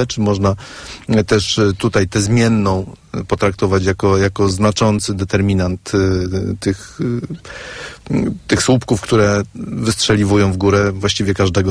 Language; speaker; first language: Polish; native; Polish